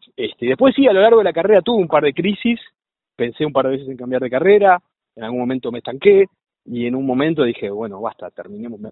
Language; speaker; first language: Spanish; native; Spanish